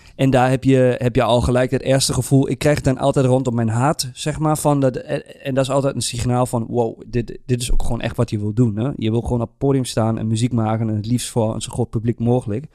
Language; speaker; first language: Dutch; non-native, fluent; German